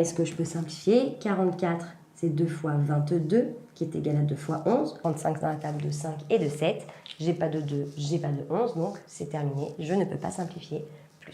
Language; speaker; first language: French; native; French